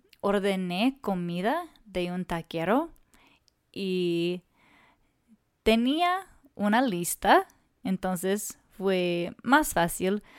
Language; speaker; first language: Spanish; non-native, learner; English